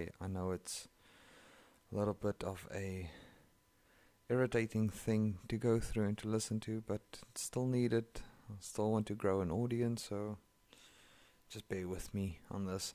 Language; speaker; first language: English; non-native, local second language; Afrikaans